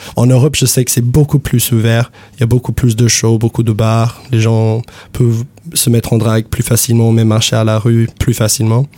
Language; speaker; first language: French; non-native, fluent; English